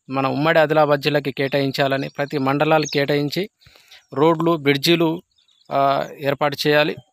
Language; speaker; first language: Telugu; non-native, local second language; Gondi